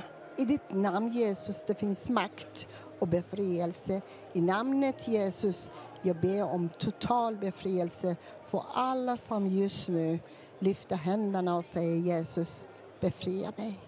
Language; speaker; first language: Swedish; non-native, fluent; Persian